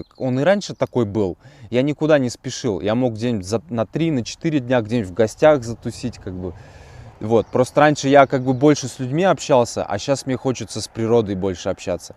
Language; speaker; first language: Russian; native; Russian